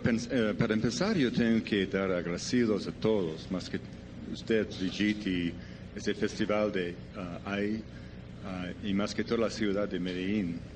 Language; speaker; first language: Spanish; non-native, learner; English